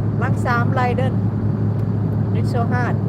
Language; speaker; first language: Dutch; non-native, learner; Thai